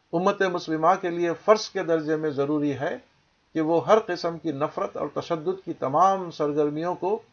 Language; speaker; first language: Urdu; native; Urdu